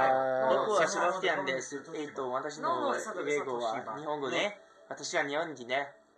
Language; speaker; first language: Japanese; non-native, learner; French